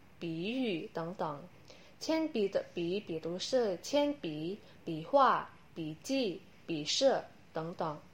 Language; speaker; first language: Chinese; non-native, learner; Indonesian